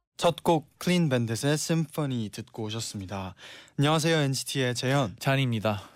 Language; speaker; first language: Korean; native; Korean